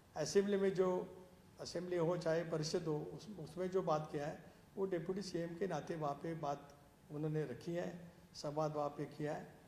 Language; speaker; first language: Hindi; non-native, local second language; Marathi